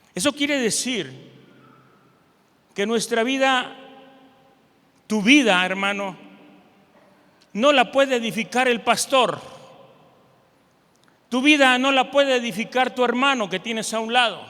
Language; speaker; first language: Spanish; native; Spanish